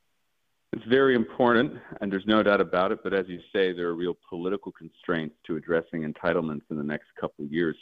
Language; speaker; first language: English; native; English